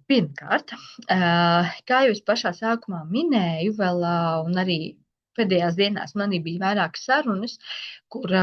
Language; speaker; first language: Latvian; native; Latvian